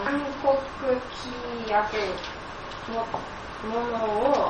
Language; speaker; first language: Japanese; non-native, learner; English